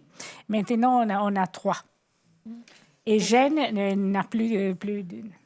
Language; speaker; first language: French; non-native, fluent; Italian